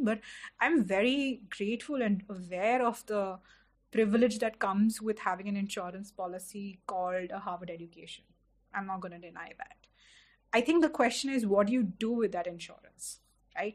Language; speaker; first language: English; non-native, local second language; Hindi